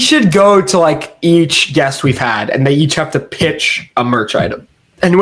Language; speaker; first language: English; native; English